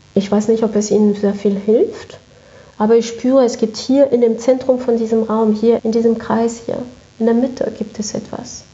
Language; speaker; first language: German; non-native, fluent; French